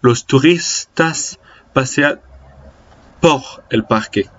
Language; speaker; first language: Spanish; non-native, learner; French